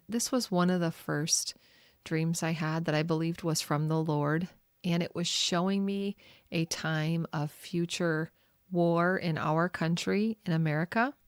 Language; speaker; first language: English; native; English